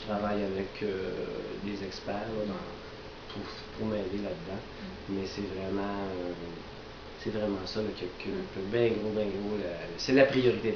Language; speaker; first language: French; native; French